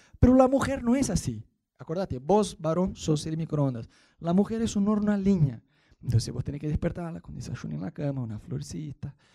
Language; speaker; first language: Spanish; non-native, fluent; Portuguese